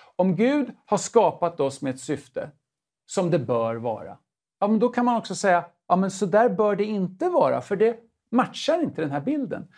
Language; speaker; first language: Swedish; native; Swedish